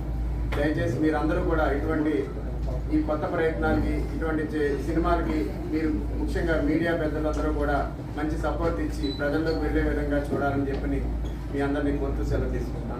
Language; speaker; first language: Telugu; native; Telugu